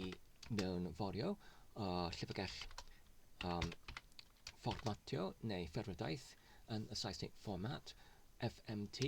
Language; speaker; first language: Welsh; non-native, learner; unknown